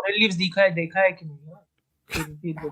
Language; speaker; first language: Hindi; native; Hindi